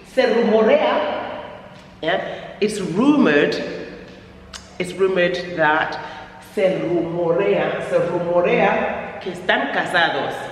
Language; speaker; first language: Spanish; non-native, fluent; English